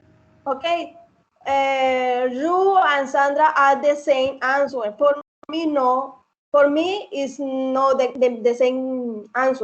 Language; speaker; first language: English; non-native, learner; Spanish